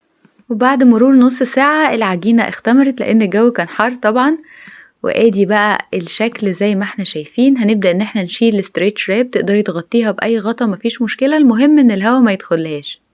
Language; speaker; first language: Arabic; native; Arabic